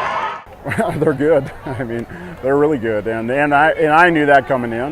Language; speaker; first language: English; native; English